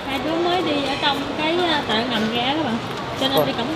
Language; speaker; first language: Vietnamese; native; Vietnamese